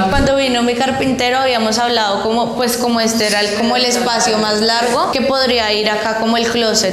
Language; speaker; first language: Spanish; native; Spanish